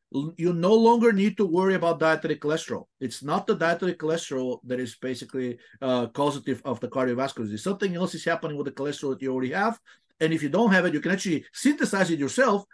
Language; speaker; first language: English; non-native, fluent; Bulgarian